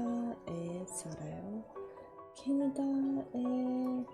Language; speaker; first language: Korean; non-native, learner; English